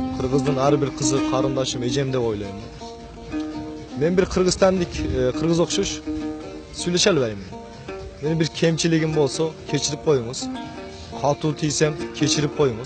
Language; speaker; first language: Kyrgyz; early bilingual, heritage; Kyrgyz